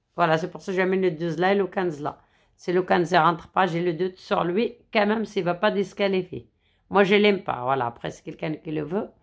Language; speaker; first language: French; non-native, fluent; Arabic